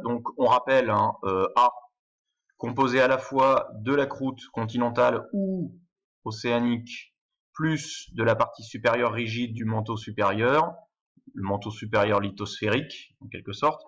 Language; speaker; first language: French; native; French